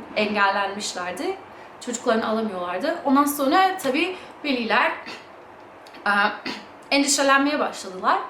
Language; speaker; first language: Turkish; early bilingual, heritage; English